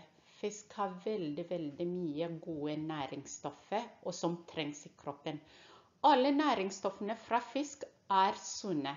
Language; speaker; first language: Norwegian; non-native, fluent; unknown